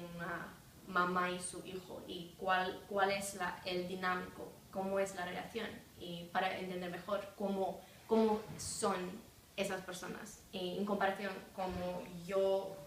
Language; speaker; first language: Spanish; non-native, fluent; English